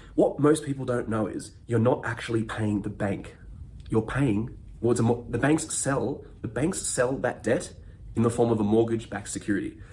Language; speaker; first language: English; native; English